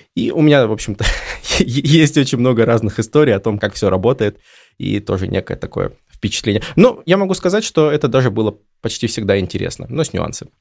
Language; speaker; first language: Russian; native; Russian